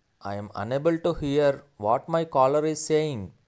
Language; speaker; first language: English; non-native, local second language; Telugu